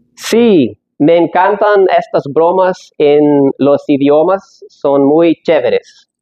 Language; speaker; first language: Spanish; non-native, fluent; English